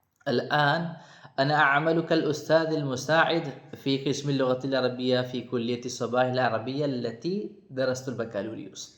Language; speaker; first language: Arabic; non-native, fluent; Malayalam